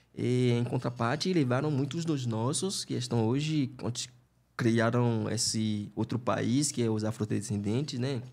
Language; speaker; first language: Portuguese; non-native, fluent; Fon